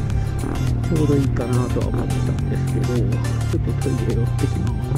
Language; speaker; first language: Japanese; native; Japanese